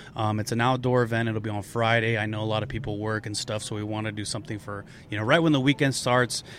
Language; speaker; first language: English; early bilingual, other home language; Spanish